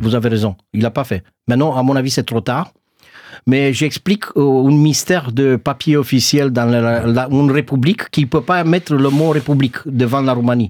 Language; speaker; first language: French; non-native, fluent; Romanian